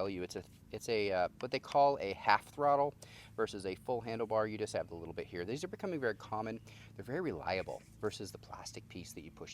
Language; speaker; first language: English; native; English